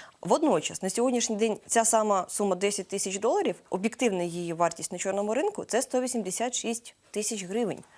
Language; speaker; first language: Ukrainian; native; Ukrainian